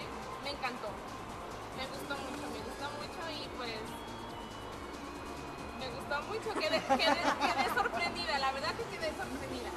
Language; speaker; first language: Spanish; early bilingual, heritage; Spanish